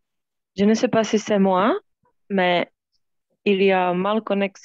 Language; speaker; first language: French; non-native, learner; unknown